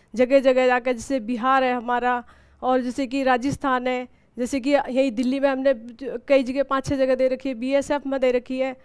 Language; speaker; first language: Hindi; native; Hindi